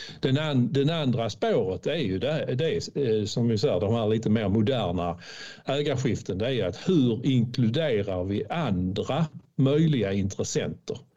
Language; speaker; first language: Swedish; native; Swedish